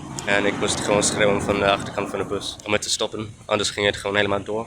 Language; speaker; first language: Dutch; non-native, learner; English